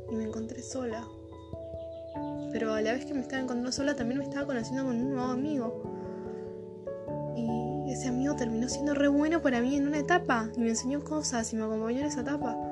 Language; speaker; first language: Spanish; native; Spanish